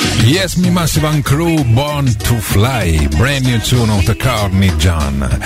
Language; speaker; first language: English; non-native, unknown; Italian